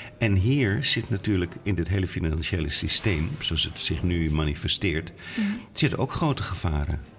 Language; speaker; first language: Dutch; native; Dutch